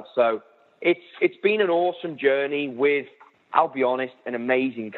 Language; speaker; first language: English; native; English